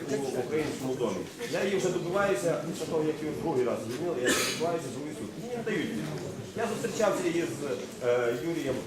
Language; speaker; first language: Ukrainian; native; Ukrainian